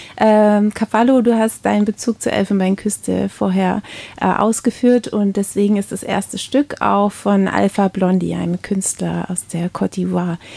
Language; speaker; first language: German; native; German